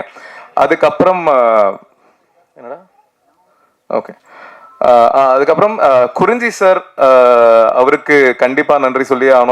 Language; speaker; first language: Tamil; native; Tamil